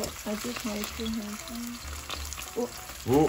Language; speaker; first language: Korean; non-native, learner; Thai